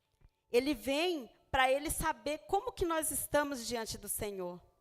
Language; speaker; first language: Portuguese; native; Portuguese